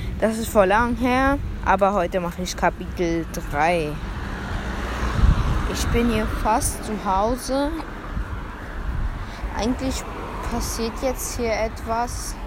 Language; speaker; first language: German; early bilingual, other home language; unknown